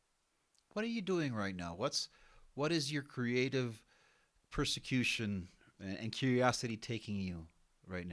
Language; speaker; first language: English; non-native, fluent; Spanish